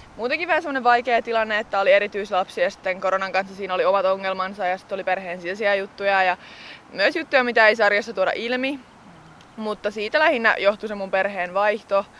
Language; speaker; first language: Finnish; native; Finnish